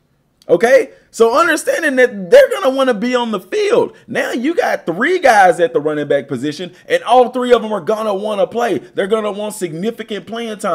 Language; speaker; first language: English; native; English